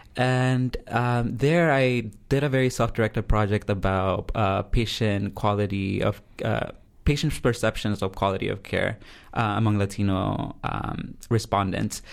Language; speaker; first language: English; early bilingual, other home language; Spanish